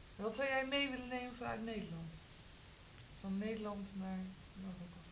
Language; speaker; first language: Dutch; native; Dutch